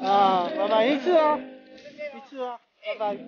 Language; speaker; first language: Chinese; non-native, learner; Filipino